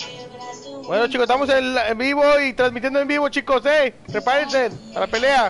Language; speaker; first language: Spanish; native; Spanish